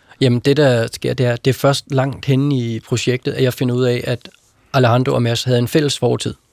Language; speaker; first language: Danish; native; Danish